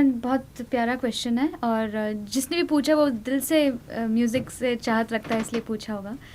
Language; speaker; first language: Hindi; non-native, local second language; Bangla